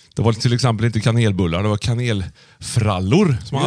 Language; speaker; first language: Swedish; native; Swedish